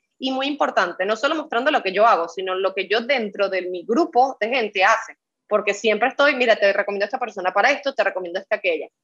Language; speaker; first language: Spanish; native; Spanish